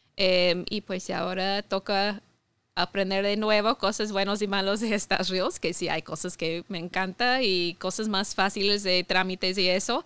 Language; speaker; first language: Spanish; non-native, fluent; English